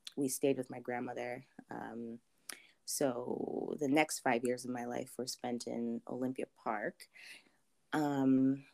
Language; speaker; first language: English; early bilingual, other home language; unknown